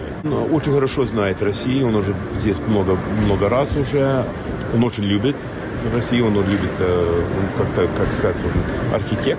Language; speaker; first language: Russian; non-native, fluent; English